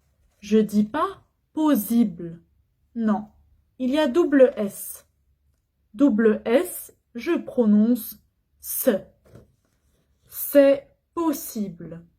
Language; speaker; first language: French; non-native, fluent; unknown